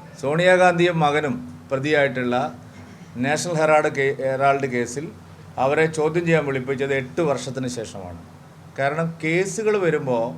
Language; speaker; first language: Malayalam; native; Malayalam